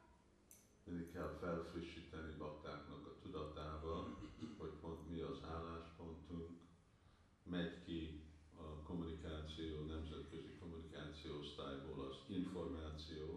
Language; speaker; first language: Hungarian; early bilingual, heritage; Hungarian